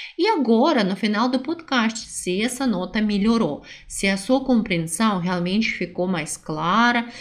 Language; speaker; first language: Portuguese; non-native, fluent; Russian